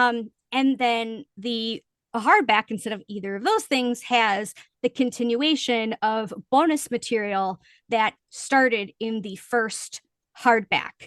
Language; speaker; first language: English; native; English